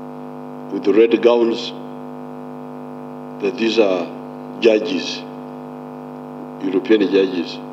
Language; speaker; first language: English; non-native, local second language; Nyankole